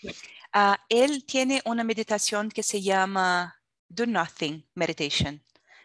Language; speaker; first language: Spanish; non-native, fluent; Portuguese